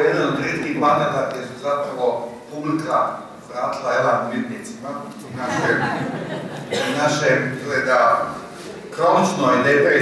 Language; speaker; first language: Croatian; native; Croatian